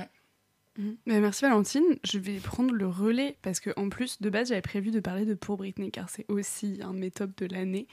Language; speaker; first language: French; native; French